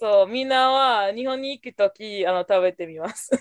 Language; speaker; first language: Japanese; non-native, fluent; English